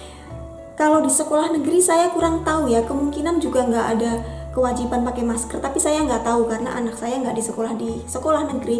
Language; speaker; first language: Indonesian; native; Indonesian